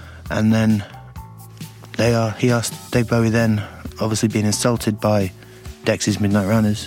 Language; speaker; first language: English; native; English